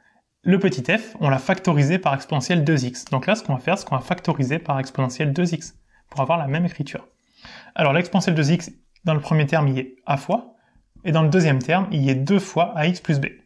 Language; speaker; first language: French; native; French